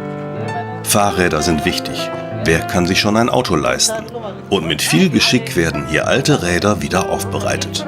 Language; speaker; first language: German; native; German